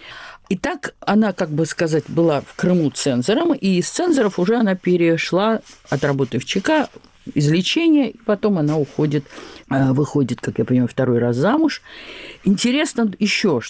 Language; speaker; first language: Russian; native; Russian